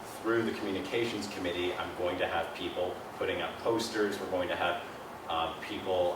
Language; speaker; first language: English; native; English